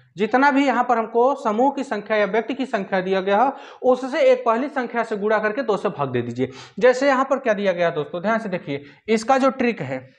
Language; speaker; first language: Hindi; native; Hindi